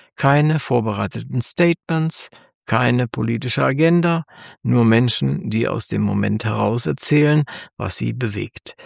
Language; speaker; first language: German; native; German